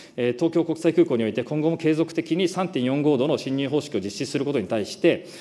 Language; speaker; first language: Japanese; native; Japanese